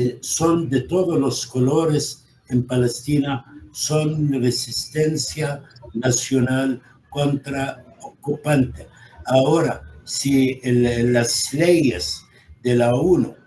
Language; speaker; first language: Spanish; non-native, fluent; Arabic